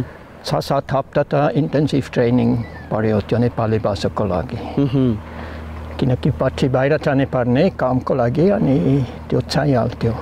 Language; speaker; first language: Nepali; non-native, learner; German